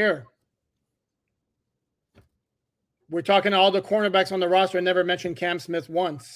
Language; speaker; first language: English; non-native, fluent; French